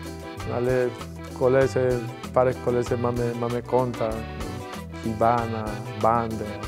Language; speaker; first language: Polish; non-native, fluent; Spanish